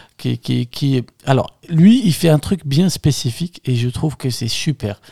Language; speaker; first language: French; non-native, local second language; Arabic